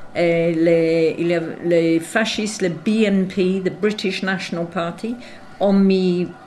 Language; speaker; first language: French; non-native, fluent; English